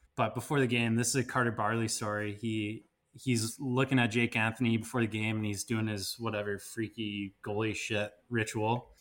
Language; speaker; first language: English; native; English